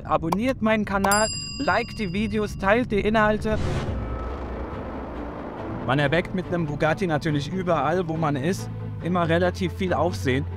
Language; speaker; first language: German; native; German